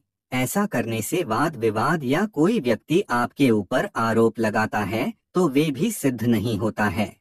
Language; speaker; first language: Hindi; native; Hindi